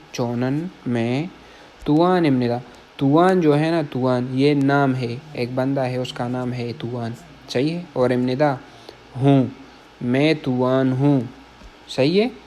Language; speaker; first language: Urdu; non-native, local second language; Punjabi